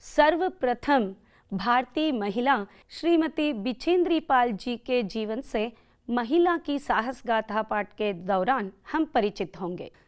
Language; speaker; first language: Hindi; non-native, local second language; Kannada